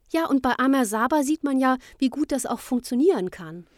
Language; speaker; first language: German; native; German